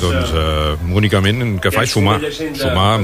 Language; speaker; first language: Catalan; native; Catalan